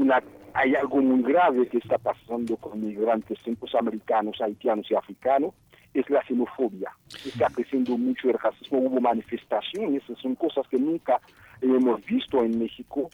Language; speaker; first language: Spanish; non-native, fluent; Haitian Creole